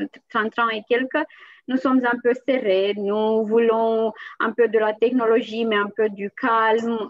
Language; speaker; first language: French; non-native, fluent; Romanian